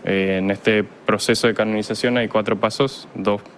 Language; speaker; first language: Spanish; native; Spanish